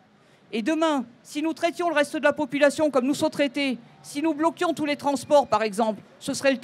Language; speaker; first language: French; native; French